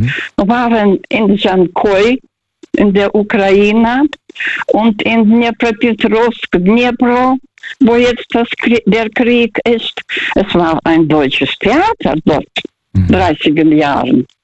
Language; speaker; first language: German; non-native, fluent; Russian